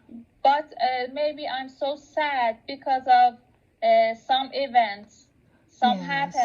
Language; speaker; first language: English; non-native, local second language; Persian